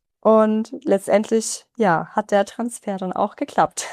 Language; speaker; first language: German; native; German